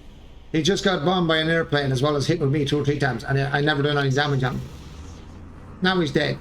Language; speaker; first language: English; native; English